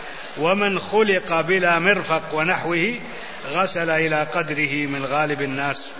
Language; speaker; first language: Arabic; native; Arabic